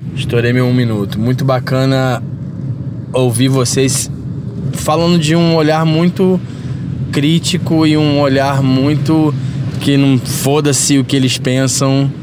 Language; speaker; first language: Portuguese; native; Portuguese